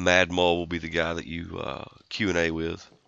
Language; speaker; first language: English; native; English